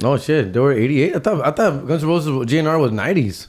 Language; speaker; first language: English; early bilingual, other home language; Spanish